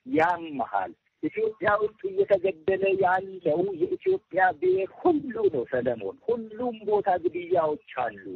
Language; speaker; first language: Amharic; non-native, local second language; Oromo